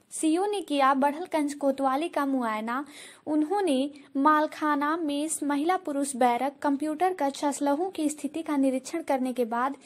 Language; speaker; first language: Hindi; native; Hindi